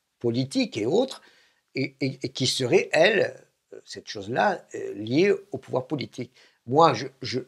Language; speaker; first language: French; native; French